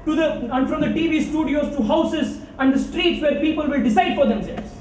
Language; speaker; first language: English; non-native, local second language; Kannada